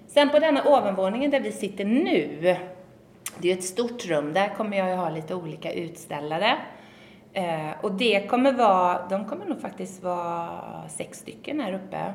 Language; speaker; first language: Swedish; native; Swedish